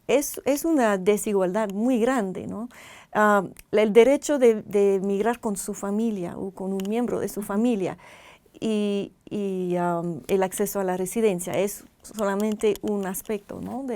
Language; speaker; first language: Spanish; non-native, fluent; French